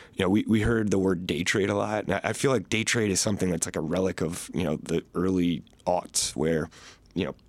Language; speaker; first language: English; native; English